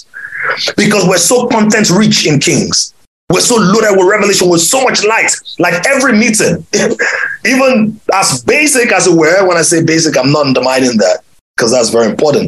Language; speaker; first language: English; non-native, local second language; Yoruba